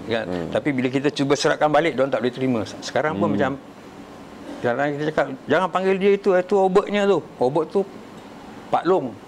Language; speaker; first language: Malay; native; Malay